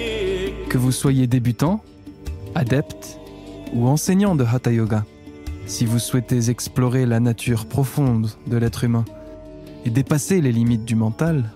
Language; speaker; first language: French; native; French